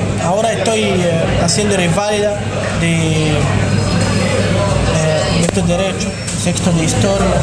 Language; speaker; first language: Spanish; non-native, learner; Arabic